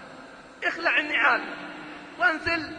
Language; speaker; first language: Arabic; native; Arabic